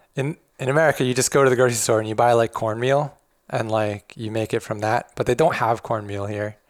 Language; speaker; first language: English; native; English